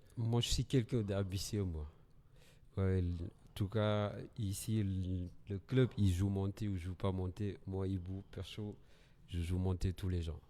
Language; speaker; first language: French; non-native, local second language; Wolof